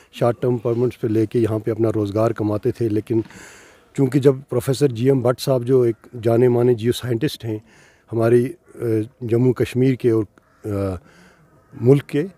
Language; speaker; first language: Urdu; non-native, local second language; Kashmiri